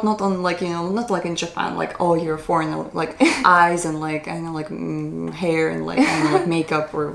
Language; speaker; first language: English; non-native, fluent; Russian